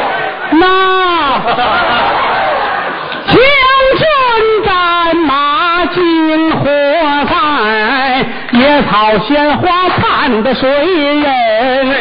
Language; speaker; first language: Chinese; native; Chinese